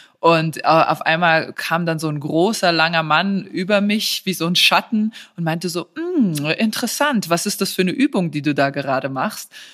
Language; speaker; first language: German; early bilingual, other home language; Serbian